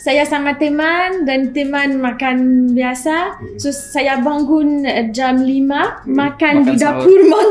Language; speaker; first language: Indonesian; non-native, learner; French